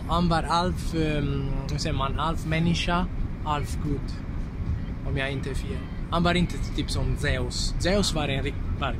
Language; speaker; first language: Swedish; non-native, fluent; Italian